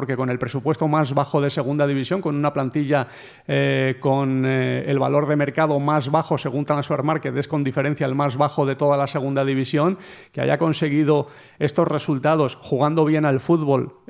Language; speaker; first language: Spanish; native; Spanish